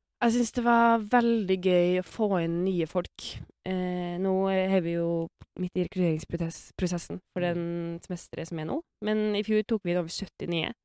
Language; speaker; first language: Norwegian; native; Norwegian